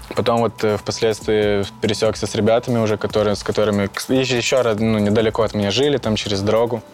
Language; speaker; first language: Russian; native; Russian